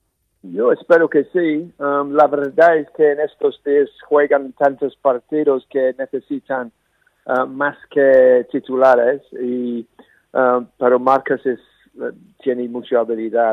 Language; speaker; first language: Spanish; non-native, fluent; English